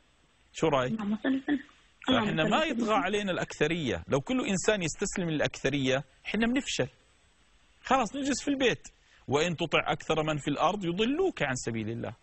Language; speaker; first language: Arabic; native; Arabic